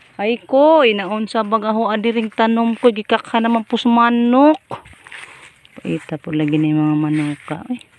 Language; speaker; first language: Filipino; non-native, local second language; Cebuano